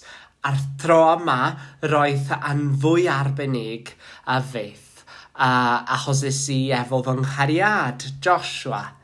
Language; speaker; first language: Welsh; non-native, learner; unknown